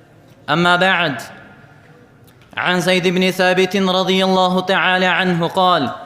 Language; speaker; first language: Arabic; non-native, fluent; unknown